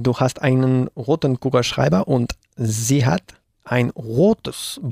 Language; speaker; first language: German; non-native, learner; Spanish